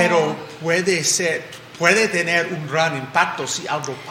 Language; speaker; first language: Spanish; non-native, fluent; English